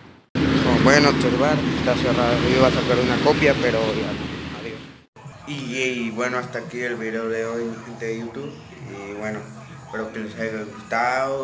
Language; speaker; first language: Spanish; native; Spanish